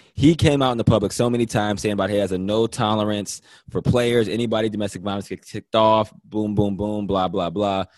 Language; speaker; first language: English; native; English